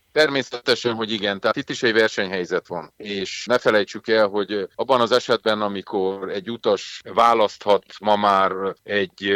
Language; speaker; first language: Hungarian; native; Hungarian